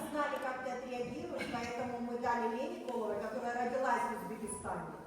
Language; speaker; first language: Russian; native; Russian